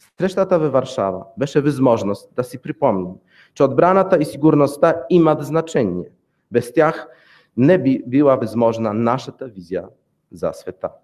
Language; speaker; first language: Bulgarian; non-native, fluent; Polish